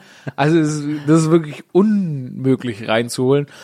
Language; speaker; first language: German; native; German